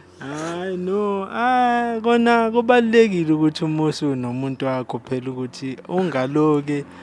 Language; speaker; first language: Zulu; native; Zulu